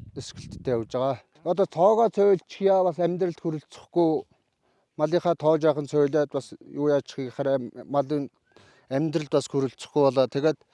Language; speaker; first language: Mongolian; native; Mongolian